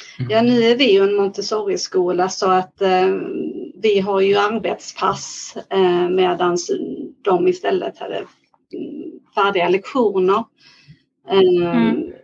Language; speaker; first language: Swedish; native; Swedish